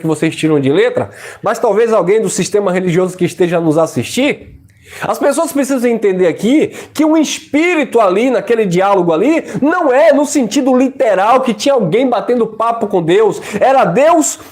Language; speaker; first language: Portuguese; native; Portuguese